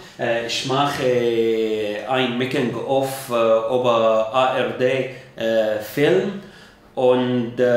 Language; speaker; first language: German; non-native, learner; Arabic